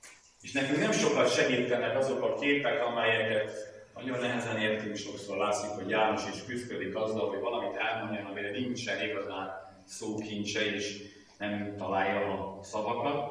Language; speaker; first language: Hungarian; native; Hungarian